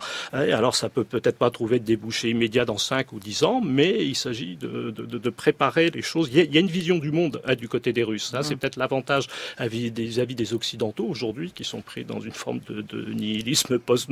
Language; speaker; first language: French; native; French